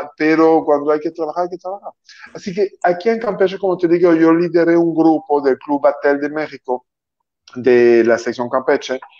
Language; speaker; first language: Spanish; non-native, fluent; French